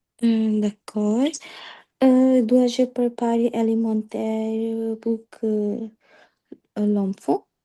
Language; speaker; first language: French; non-native, learner; Punjabi